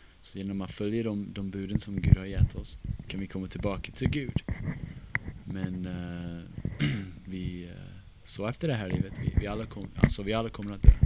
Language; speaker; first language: Swedish; non-native, fluent; English